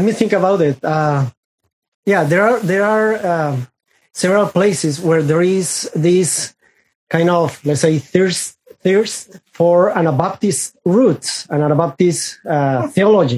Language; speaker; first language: English; non-native, fluent; Spanish